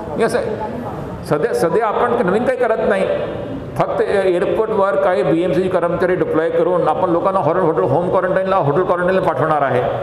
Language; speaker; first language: Marathi; non-native, local second language; Punjabi